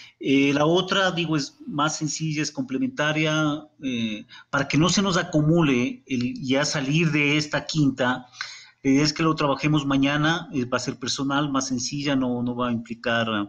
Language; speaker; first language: Spanish; native; Spanish